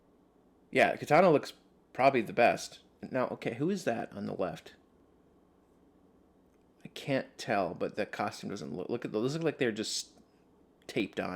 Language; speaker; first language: English; native; English